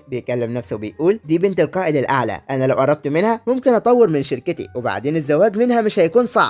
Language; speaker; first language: Arabic; native; Arabic